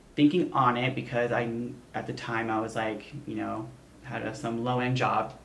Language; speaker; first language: English; native; English